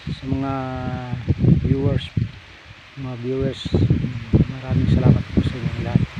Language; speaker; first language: Filipino; non-native, local second language; Bikol